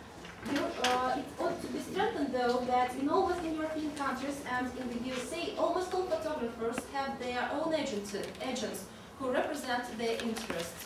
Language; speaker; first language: English; non-native, fluent; Russian